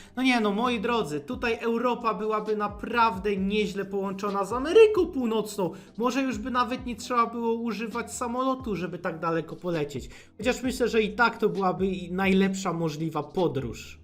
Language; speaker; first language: Polish; native; Polish